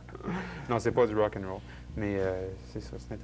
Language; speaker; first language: French; native; French